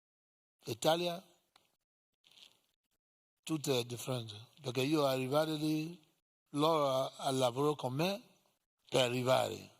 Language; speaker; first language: Italian; non-native, learner; English